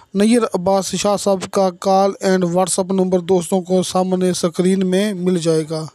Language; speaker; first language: Urdu; non-native, local second language; Punjabi